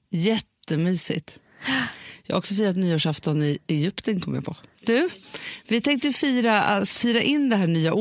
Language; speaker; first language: Swedish; native; Swedish